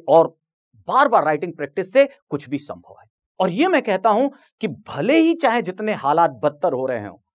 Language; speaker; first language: Hindi; native; Hindi